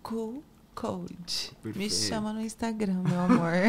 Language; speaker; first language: Portuguese; native; Portuguese